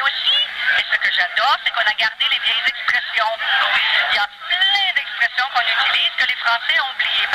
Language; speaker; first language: French; native; French